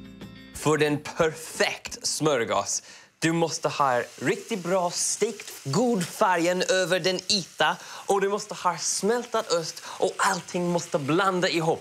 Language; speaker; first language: Swedish; non-native, learner; English